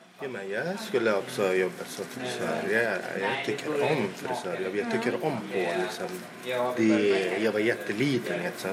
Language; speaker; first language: Swedish; non-native, local second language; Arabic